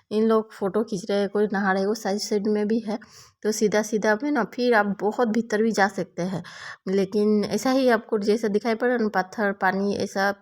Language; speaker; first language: Hindi; non-native, local second language; Bangla